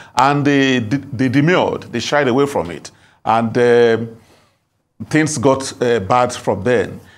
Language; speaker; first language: English; non-native, local second language; Igbo